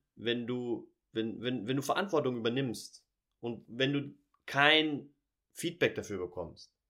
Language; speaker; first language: German; early bilingual, heritage; Portuguese